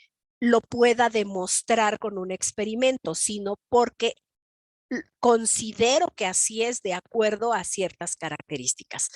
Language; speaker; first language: Spanish; native; Spanish